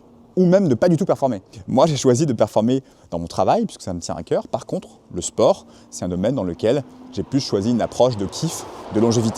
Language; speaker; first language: French; native; French